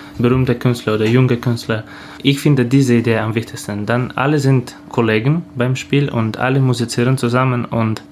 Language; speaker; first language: German; non-native, fluent; Russian